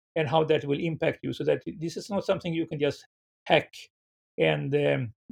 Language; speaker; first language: English; non-native, fluent; Swedish